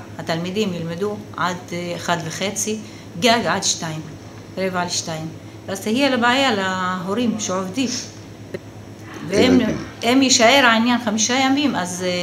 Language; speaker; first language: Hebrew; non-native, local second language; Arabic